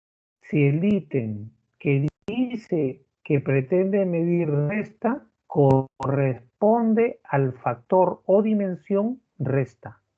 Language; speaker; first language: Spanish; native; Spanish